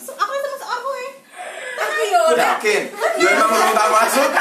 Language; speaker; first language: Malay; non-native, local second language; Javanese